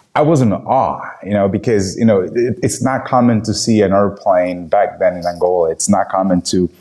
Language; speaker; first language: English; non-native, fluent; Portuguese